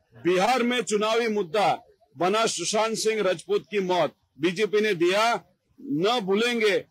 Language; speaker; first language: Hindi; non-native, local second language; Marathi